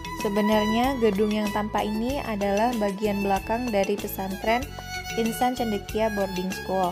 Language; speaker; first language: Indonesian; native; Indonesian